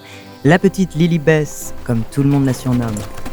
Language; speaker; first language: French; native; French